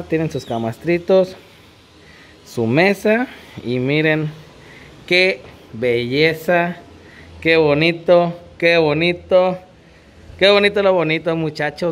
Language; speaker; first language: Spanish; native; Spanish